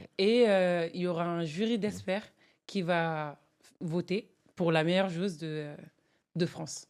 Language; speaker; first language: French; native; French